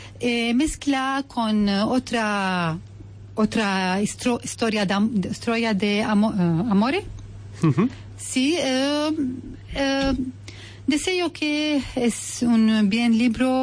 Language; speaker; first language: Spanish; non-native, learner; Arabic